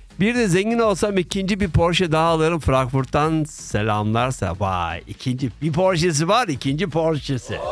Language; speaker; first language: Turkish; early bilingual, heritage; Turkish